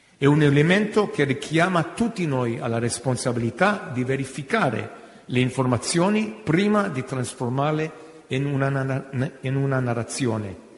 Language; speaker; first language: Italian; non-native, fluent; Hebrew